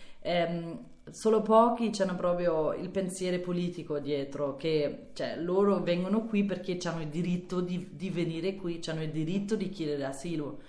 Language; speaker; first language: Italian; non-native, fluent; German